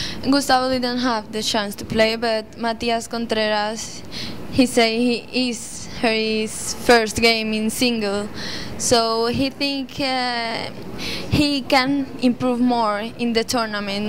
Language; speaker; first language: English; non-native, fluent; Spanish